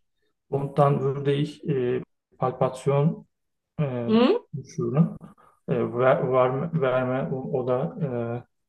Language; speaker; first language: German; non-native, learner; Turkish